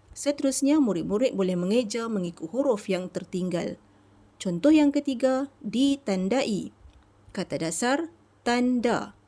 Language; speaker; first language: Malay; native; Malay